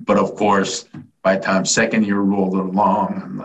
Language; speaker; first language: English; native; English